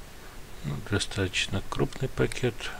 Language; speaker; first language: Russian; native; Russian